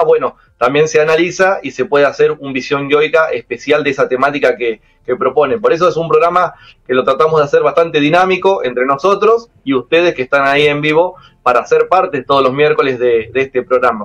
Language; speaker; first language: Spanish; native; Spanish